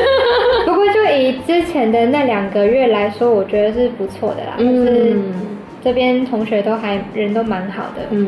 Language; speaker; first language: Chinese; native; Chinese